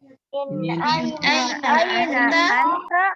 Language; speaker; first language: Arabic; non-native, learner; Indonesian